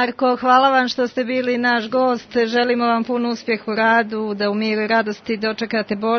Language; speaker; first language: Serbian; native; Serbian